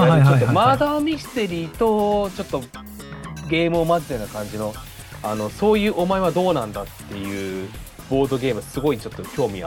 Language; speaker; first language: Japanese; native; Japanese